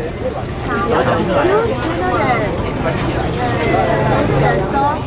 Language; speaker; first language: English; non-native, local second language; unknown